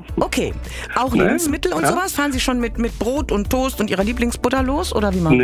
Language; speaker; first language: German; native; German